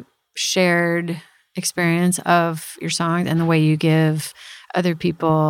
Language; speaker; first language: English; native; English